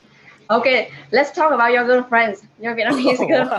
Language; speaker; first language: English; non-native, learner; Vietnamese